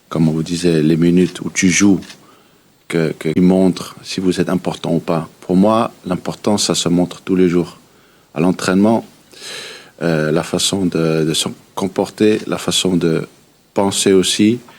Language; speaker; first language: French; early bilingual, heritage; Danish